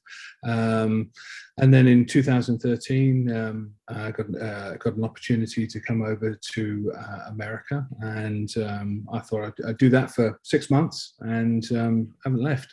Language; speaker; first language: English; native; English